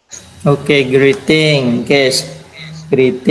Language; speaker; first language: English; non-native, fluent; Indonesian